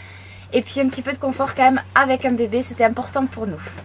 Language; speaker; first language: French; native; French